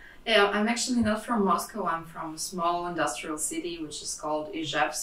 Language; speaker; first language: English; non-native, fluent; Russian